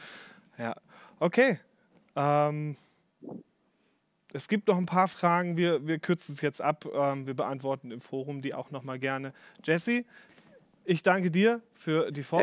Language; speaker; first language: German; native; German